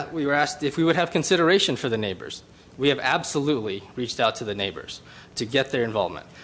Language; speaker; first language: English; native; English